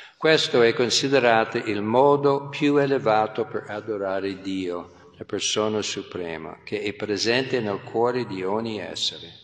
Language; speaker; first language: Italian; non-native, fluent; English